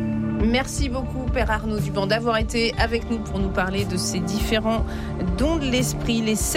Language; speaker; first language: French; native; French